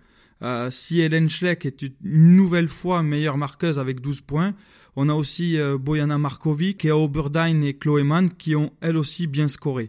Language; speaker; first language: French; native; French